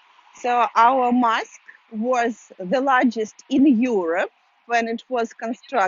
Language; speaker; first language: English; non-native, fluent; Russian